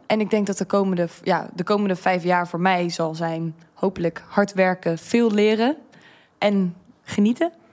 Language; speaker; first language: Dutch; early bilingual, heritage; Dutch